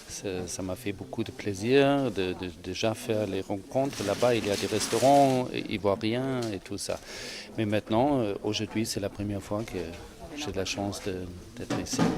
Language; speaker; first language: French; non-native, fluent; German